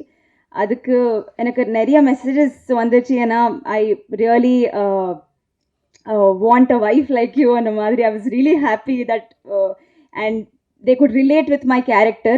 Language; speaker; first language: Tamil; non-native, learner; Telugu